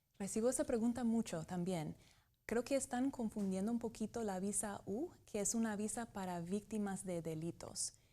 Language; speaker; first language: Spanish; non-native, fluent; English